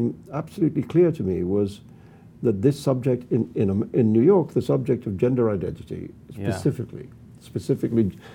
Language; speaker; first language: English; non-native, local second language; Urdu